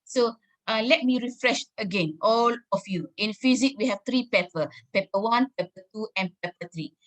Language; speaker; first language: English; non-native, local second language; Malay